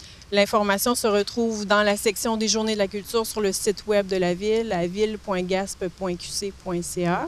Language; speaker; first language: French; native; French